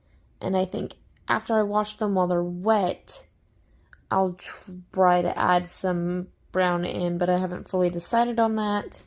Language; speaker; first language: English; native; English